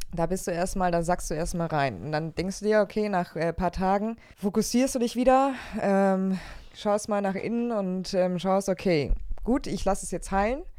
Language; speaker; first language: German; native; German